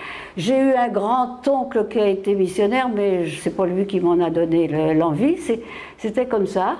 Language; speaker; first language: French; native; French